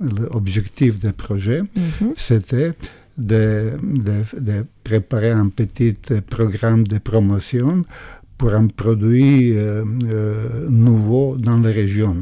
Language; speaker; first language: French; non-native, fluent; Croatian